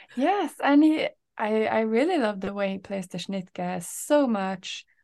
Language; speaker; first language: English; non-native, fluent; Norwegian